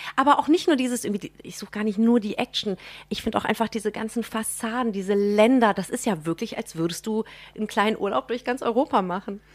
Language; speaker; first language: German; native; German